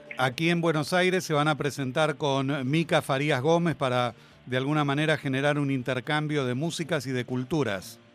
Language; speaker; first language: Spanish; native; Spanish